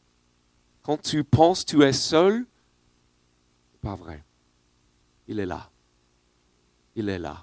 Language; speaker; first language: French; non-native, learner; English